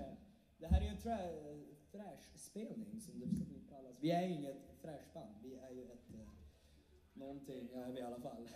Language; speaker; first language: Swedish; native; Swedish